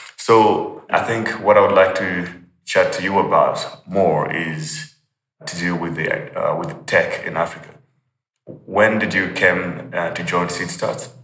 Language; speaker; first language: English; non-native, local second language; Nyanja